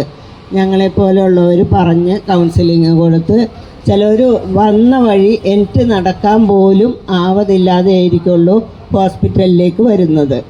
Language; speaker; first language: Malayalam; native; Malayalam